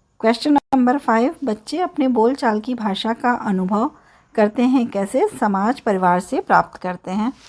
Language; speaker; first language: Hindi; native; Hindi